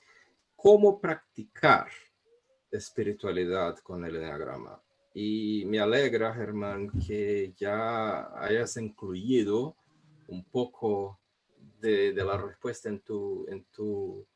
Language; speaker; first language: Spanish; non-native, fluent; Portuguese